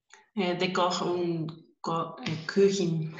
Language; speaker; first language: German; non-native, learner; Spanish